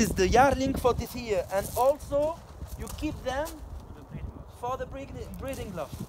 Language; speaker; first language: English; non-native, learner; French